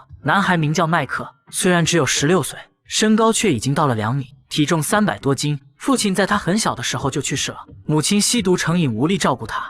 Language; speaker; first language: Chinese; native; Chinese